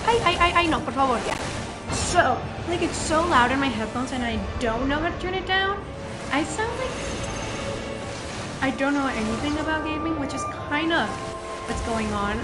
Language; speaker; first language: English; non-native, fluent; Spanish